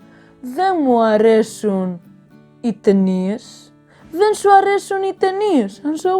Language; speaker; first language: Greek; non-native, learner; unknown